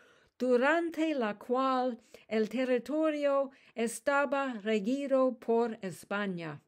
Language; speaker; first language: Spanish; non-native, learner; English